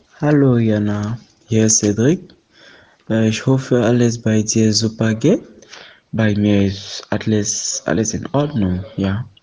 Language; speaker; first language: German; non-native, fluent; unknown